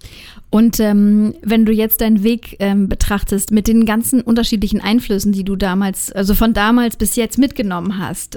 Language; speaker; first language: German; native; German